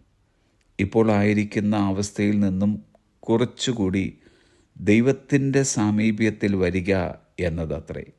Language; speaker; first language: Malayalam; native; Malayalam